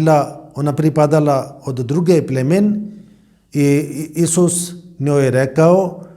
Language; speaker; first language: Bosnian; non-native, learner; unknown